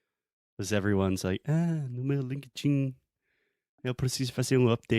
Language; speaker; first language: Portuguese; non-native, fluent; English